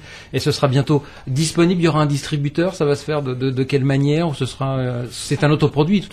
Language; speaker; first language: French; native; French